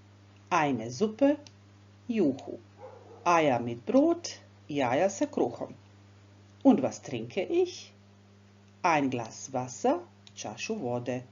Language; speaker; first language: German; non-native, fluent; Croatian